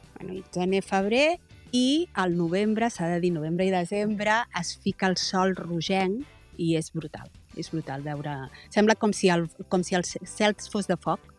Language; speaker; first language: Catalan; native; Catalan